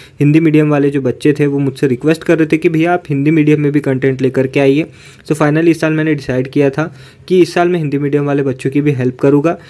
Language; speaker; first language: Hindi; native; Hindi